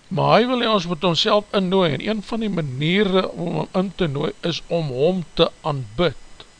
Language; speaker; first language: Afrikaans; native; Afrikaans